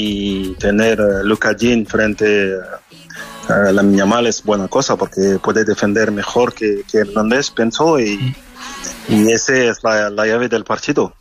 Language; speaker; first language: Spanish; non-native, learner; French